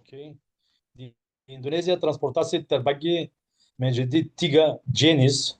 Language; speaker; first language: Indonesian; non-native, learner; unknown